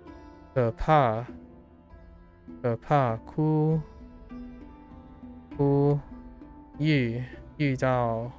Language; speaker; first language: Chinese; non-native, learner; English